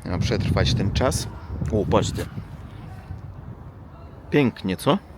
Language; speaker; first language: Polish; non-native, learner; Russian